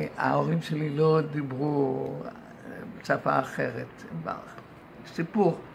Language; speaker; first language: Hebrew; non-native, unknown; Yiddish